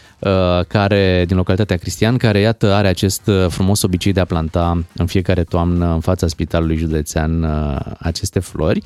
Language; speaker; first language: Romanian; native; Romanian